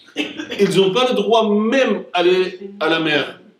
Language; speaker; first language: French; non-native, fluent; Arabic